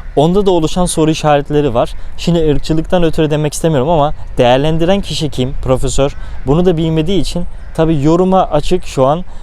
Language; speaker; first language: Turkish; early bilingual, heritage; Turkish